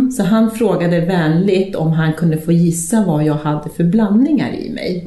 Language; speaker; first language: Swedish; early bilingual, heritage; English